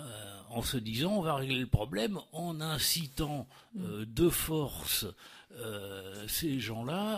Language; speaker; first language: French; native; French